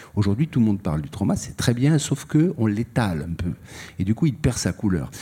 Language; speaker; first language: French; native; French